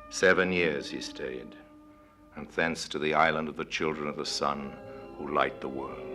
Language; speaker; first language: English; native; English